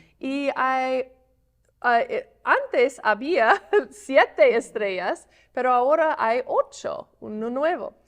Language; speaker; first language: Spanish; non-native, fluent; English